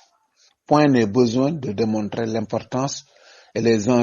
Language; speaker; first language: French; non-native, local second language; Wolof